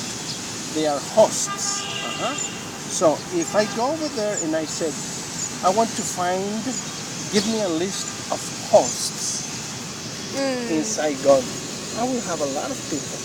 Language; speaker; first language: English; non-native, fluent; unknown